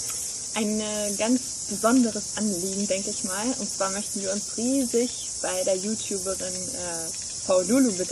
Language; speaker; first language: German; native; German